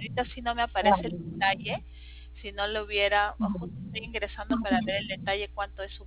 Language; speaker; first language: Spanish; native; Spanish